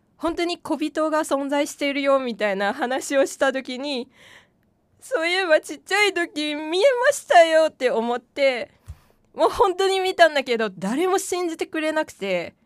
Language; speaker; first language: Japanese; non-native, fluent; Korean